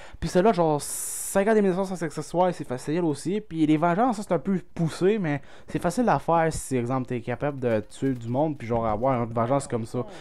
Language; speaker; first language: French; native; French